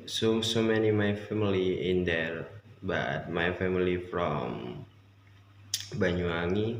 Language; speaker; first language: English; non-native, learner; Indonesian